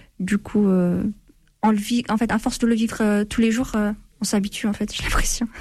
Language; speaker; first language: French; non-native, fluent; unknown